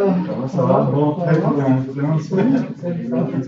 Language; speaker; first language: French; non-native, fluent; Spanish